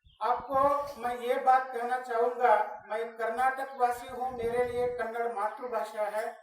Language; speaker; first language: Hindi; non-native, local second language; Kannada